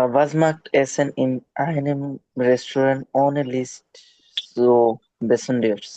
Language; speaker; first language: German; non-native, learner; Bangla